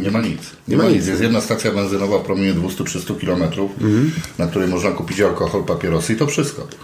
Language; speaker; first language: Polish; native; Polish